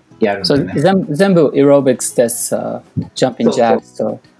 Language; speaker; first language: Japanese; non-native, learner; English